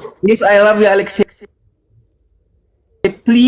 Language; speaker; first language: English; non-native, learner; Amharic